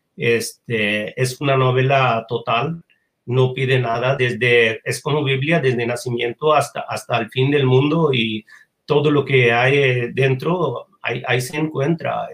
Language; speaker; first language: Spanish; non-native, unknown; Bangla